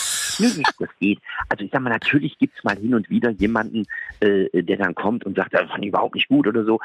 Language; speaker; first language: German; native; German